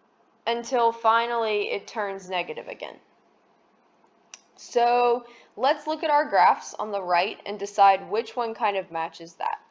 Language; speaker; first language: English; native; English